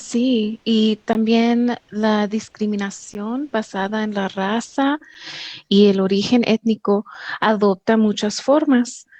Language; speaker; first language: Spanish; early bilingual, heritage; English